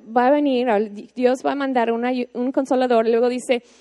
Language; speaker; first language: Spanish; non-native, fluent; English